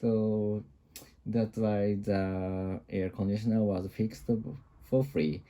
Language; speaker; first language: English; non-native, learner; Japanese